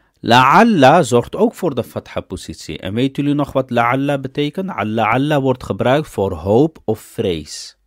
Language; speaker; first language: Dutch; early bilingual, other home language; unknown